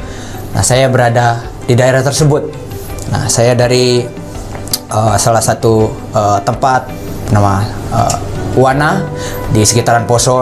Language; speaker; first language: Indonesian; non-native, local second language; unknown